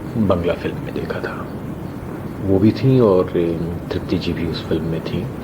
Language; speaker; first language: Hindi; non-native, local second language; Rajasthani